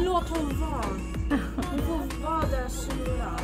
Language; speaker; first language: Swedish; early bilingual, other home language; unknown